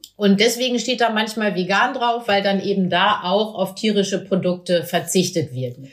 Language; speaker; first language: German; native; German